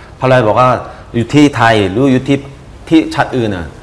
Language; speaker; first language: Thai; non-native, fluent; Korean